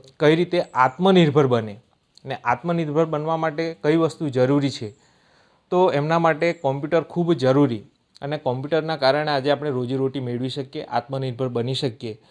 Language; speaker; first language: Gujarati; native; Gujarati